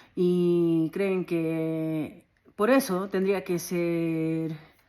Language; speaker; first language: Spanish; early bilingual, other home language; English